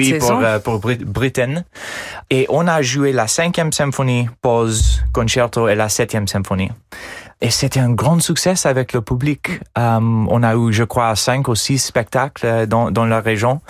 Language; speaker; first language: French; non-native, fluent; English